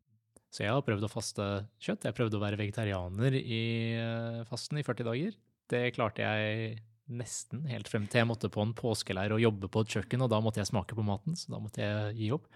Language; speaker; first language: Norwegian; native; Norwegian